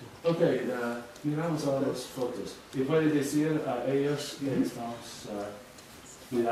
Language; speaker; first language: Spanish; non-native, learner; English